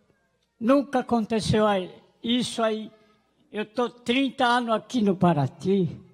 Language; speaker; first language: Portuguese; non-native, local second language; Guarani